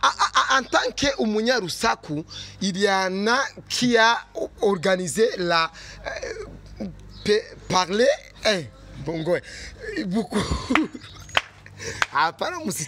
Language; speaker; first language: French; non-native, local second language; Rundi